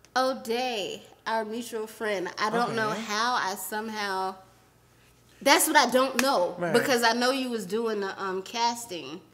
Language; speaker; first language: English; native; English